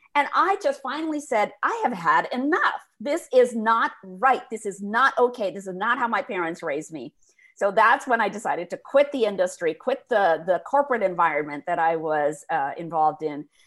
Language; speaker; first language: English; early bilingual, other home language; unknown